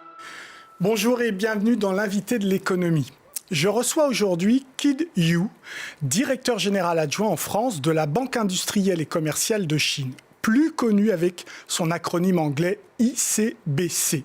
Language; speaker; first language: French; native; French